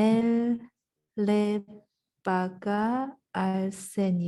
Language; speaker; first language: Spanish; non-native, learner; English